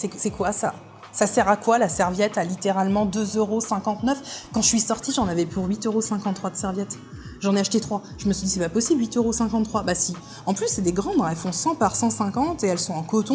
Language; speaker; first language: French; native; French